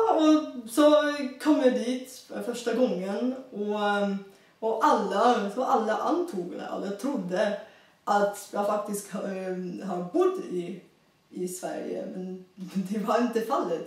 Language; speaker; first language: Swedish; non-native, fluent; Bulgarian